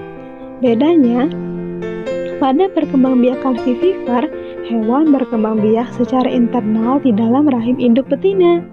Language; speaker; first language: Indonesian; native; Indonesian